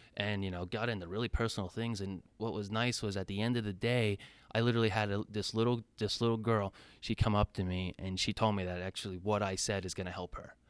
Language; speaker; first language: English; native; English